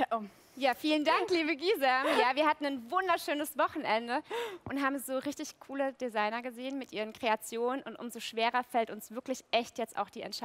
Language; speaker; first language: German; native; German